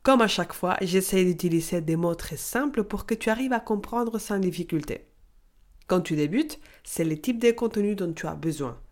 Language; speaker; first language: French; non-native, fluent; Spanish